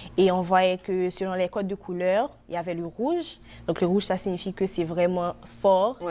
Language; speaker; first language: French; non-native, local second language; Haitian Creole